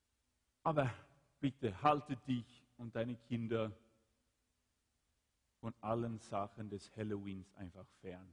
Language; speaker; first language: German; non-native, fluent; Swedish